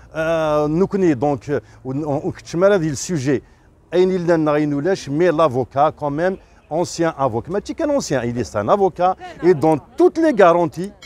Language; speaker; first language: French; non-native, local second language; Kabyle